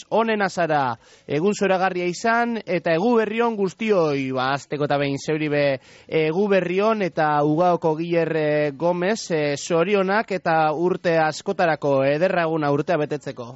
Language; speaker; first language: Basque; native; Basque